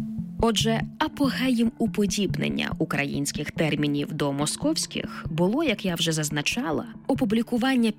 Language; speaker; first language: Ukrainian; native; Ukrainian